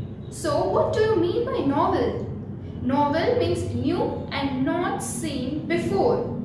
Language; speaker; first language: English; non-native, local second language; Gujarati